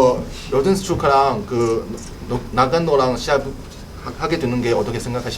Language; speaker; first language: Korean; non-native, learner; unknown